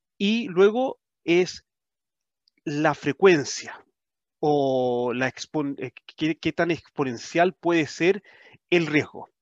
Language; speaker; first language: Spanish; early bilingual, heritage; Spanish